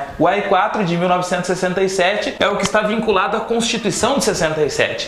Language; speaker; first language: Portuguese; native; Portuguese